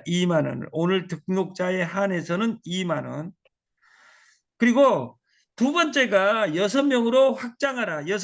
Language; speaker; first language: Korean; native; Korean